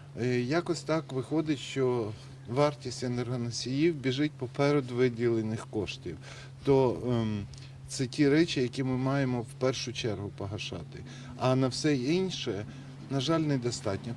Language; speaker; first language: Ukrainian; native; Ukrainian